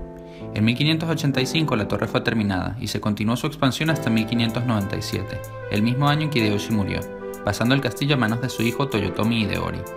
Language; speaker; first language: Spanish; native; Spanish